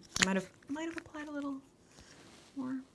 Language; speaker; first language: English; native; English